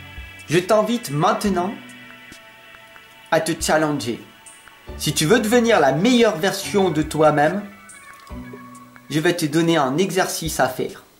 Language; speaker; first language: French; native; French